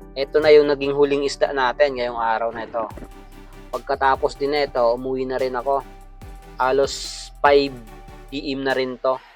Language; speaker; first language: Filipino; non-native, local second language; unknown